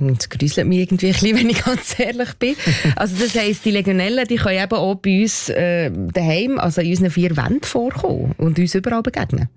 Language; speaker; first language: German; native; German